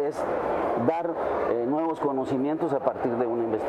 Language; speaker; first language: Spanish; native; Spanish